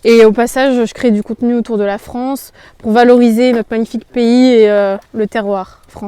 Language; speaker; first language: French; native; French